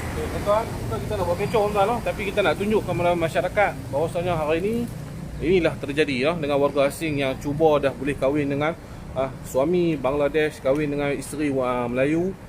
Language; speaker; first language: Malay; native; Malay